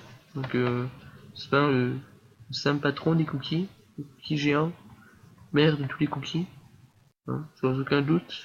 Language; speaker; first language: French; native; French